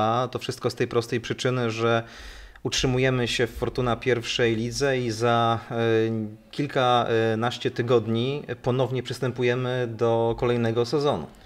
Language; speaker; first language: Polish; native; Polish